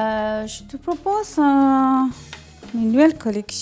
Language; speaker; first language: French; non-native, learner; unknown